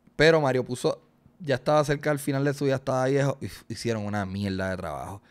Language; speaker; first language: Spanish; native; Spanish